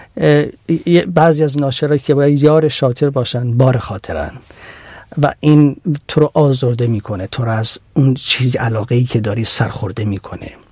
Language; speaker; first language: Persian; non-native, local second language; Central Kurdish